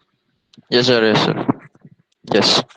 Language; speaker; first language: English; non-native, learner; Indonesian